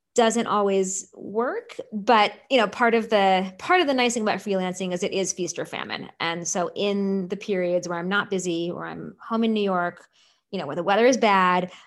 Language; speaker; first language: English; native; English